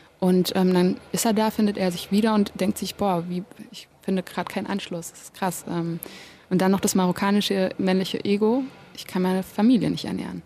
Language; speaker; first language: German; native; German